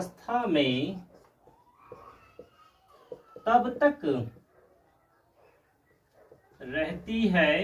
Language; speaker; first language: Hindi; native; Hindi